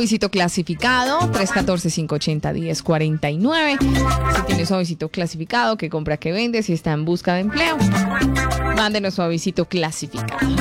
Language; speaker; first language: Spanish; native; Spanish